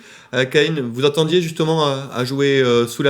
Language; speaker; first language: French; native; French